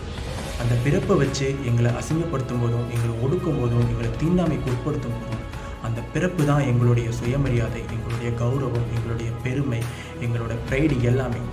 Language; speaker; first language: Tamil; native; Tamil